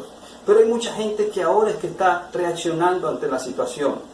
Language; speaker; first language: Spanish; native; Spanish